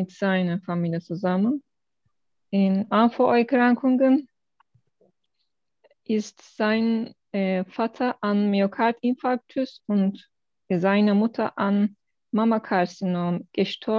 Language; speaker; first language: German; non-native, learner; Turkish